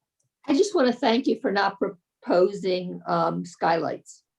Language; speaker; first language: English; native; English